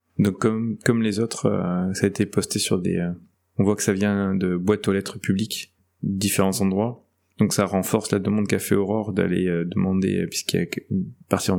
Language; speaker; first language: French; native; French